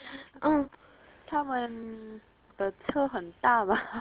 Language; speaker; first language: Chinese; non-native, learner; Korean